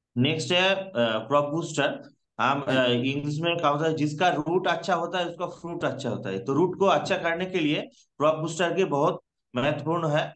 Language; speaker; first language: Hindi; non-native, local second language; Bangla